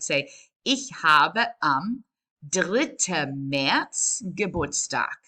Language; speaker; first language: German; non-native, fluent; English